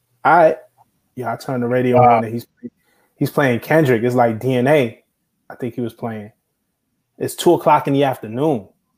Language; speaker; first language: English; native; English